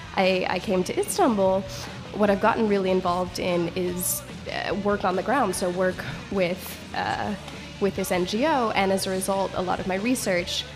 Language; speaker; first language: English; native; English